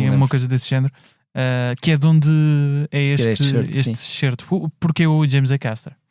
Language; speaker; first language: Portuguese; native; Portuguese